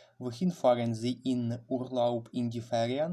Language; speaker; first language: German; non-native, fluent; Ukrainian